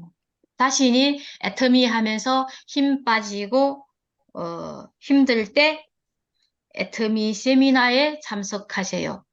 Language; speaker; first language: Korean; early bilingual, heritage; Korean